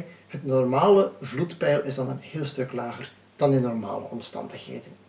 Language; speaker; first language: Dutch; native; Dutch